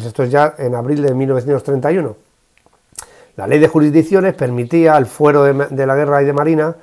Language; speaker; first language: Spanish; native; Spanish